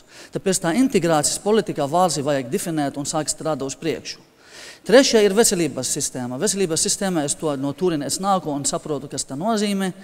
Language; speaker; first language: Latvian; non-native, fluent; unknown